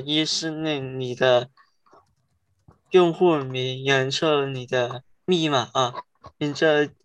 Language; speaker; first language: Chinese; early bilingual, heritage; Chinese